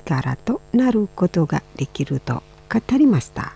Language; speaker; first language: Japanese; non-native, fluent; Indonesian